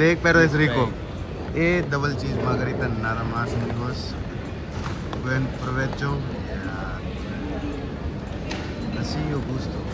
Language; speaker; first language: Spanish; non-native, learner; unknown